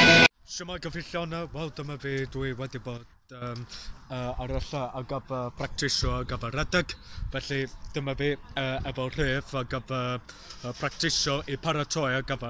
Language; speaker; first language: Welsh; non-native, learner; English